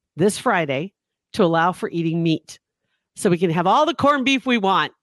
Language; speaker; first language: English; native; English